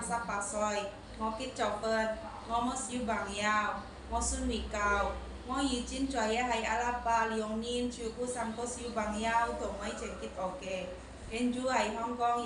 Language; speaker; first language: Cantonese; non-native, learner; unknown